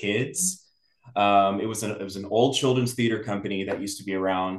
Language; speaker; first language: English; native; English